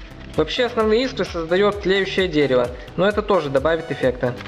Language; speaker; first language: Russian; native; Russian